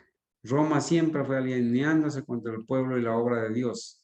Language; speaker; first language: Spanish; native; Spanish